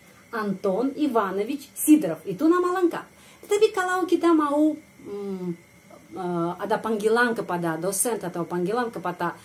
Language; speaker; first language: Indonesian; non-native, fluent; Russian